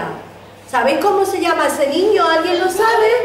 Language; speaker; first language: Spanish; native; Spanish